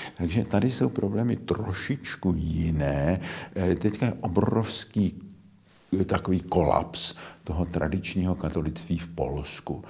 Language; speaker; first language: Czech; native; Czech